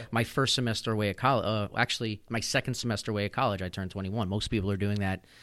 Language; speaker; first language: English; native; English